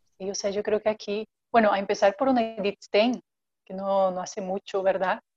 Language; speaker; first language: Spanish; non-native, fluent; Portuguese